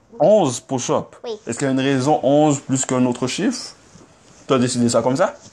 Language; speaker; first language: French; native; French